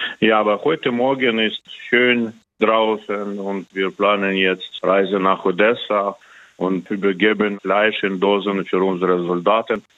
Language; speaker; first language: German; non-native, fluent; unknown